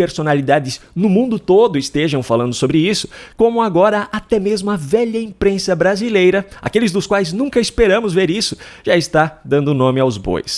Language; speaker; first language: Portuguese; native; Portuguese